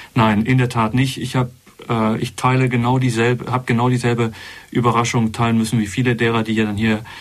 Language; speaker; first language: German; native; German